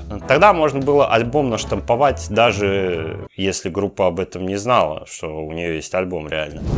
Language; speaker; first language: Russian; native; Russian